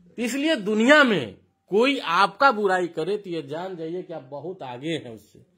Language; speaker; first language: Hindi; native; Hindi